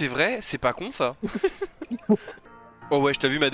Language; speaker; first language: French; native; French